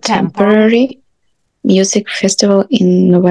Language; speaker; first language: English; non-native, learner; Russian